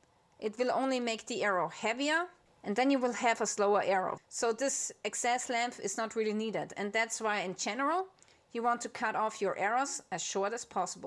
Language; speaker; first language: English; non-native, fluent; German